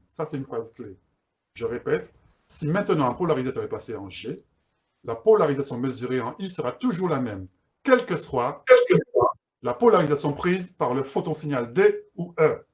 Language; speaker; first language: French; native; French